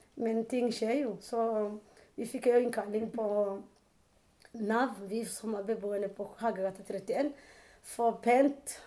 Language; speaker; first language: Norwegian; non-native, learner; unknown